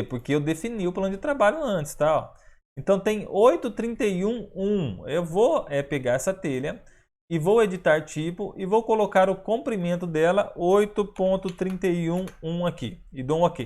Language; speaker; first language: Portuguese; native; Portuguese